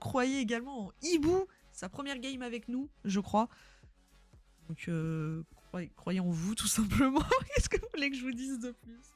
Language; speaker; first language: French; native; French